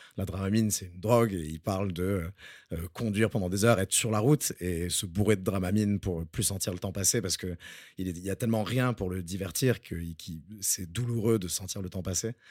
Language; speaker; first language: French; early bilingual, other home language; Spanish